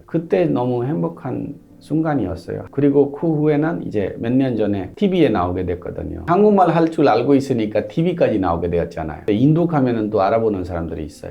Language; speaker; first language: Korean; non-native, fluent; Hindi